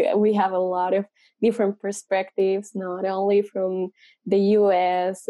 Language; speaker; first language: English; non-native, fluent; Spanish